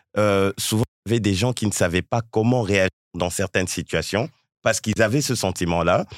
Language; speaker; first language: French; early bilingual, other home language; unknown